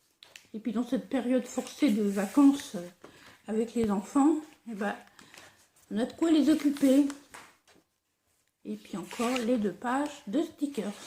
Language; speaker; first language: French; native; French